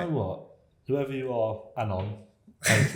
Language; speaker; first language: English; native; English